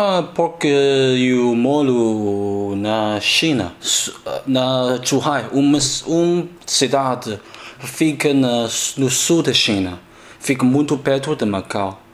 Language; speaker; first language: Portuguese; non-native, learner; Chinese